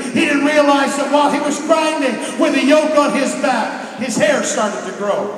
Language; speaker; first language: English; native; English